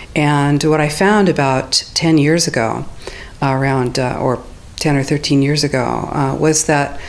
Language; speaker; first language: English; native; English